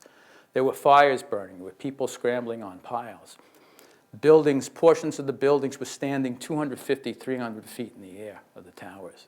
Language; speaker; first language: English; native; English